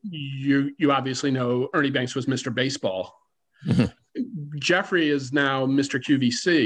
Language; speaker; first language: English; native; English